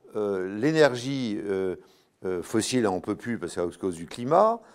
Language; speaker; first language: French; native; French